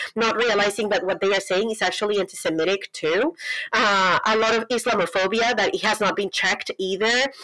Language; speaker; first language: English; non-native, fluent; Spanish